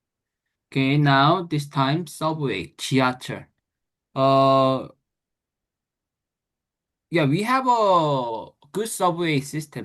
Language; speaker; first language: English; non-native, fluent; Korean